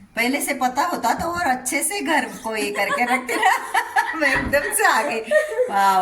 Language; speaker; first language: Hindi; non-native, local second language; Marathi